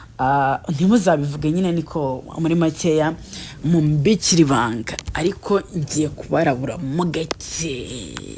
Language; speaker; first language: Kinyarwanda; native; Kinyarwanda